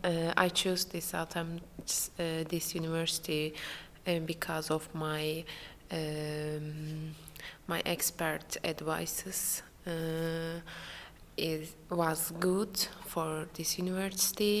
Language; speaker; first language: English; non-native, learner; Turkish